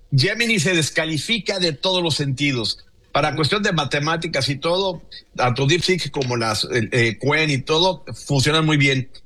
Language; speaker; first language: Spanish; native; Spanish